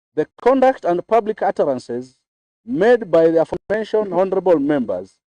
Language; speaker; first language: English; non-native, local second language; Swahili